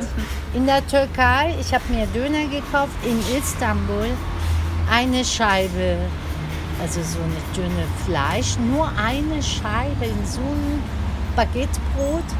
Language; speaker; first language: German; early bilingual, other home language; Turkish